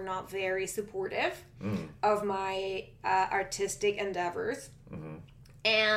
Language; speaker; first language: English; non-native, fluent; Spanish